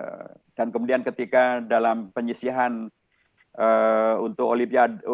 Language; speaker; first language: Indonesian; native; Indonesian